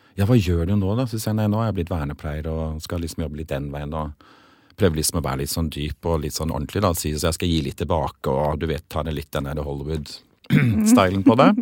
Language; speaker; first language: Norwegian; early bilingual, other home language; English